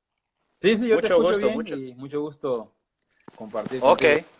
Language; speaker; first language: Spanish; non-native, local second language; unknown